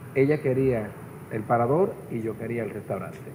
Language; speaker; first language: Spanish; native; Spanish